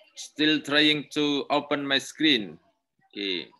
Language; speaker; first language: English; non-native, learner; Indonesian